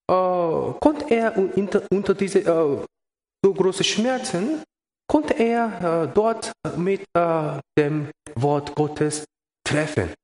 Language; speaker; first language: German; non-native, learner; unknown